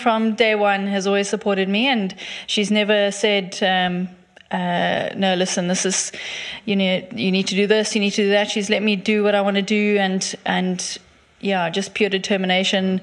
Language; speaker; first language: English; native; English